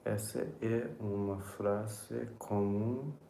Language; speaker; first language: Portuguese; non-native, learner; English